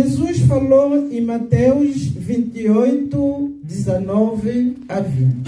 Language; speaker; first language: Portuguese; non-native, local second language; Lingala